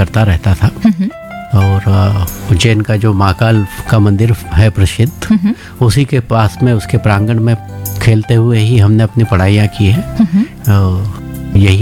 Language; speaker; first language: Hindi; native; Hindi